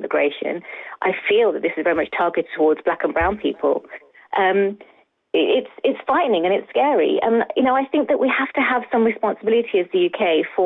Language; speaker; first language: English; native; English